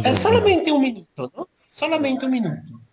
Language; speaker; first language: Portuguese; non-native, fluent; Spanish